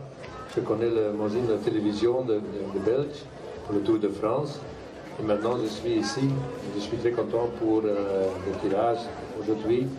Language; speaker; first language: French; non-native, local second language; Dutch